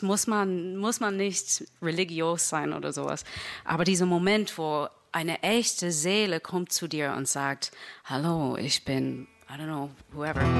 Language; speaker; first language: German; non-native, learner; English